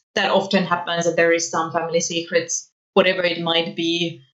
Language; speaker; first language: English; non-native, fluent; Finnish